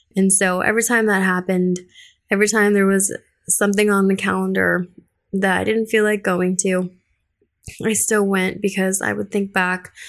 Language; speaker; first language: English; early bilingual, other home language; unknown